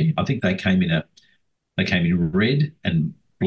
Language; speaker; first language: English; native; English